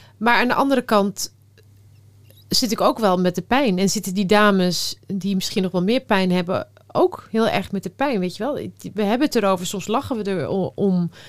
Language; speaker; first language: Dutch; early bilingual, other home language; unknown